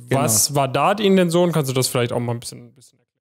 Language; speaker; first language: German; native; German